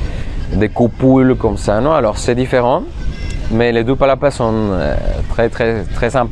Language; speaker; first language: French; non-native, fluent; Spanish